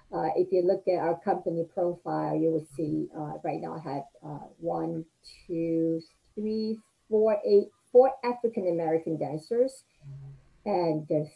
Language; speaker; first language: English; non-native, fluent; Chinese